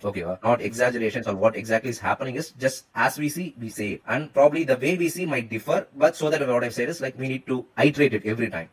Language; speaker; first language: English; non-native, local second language; Tamil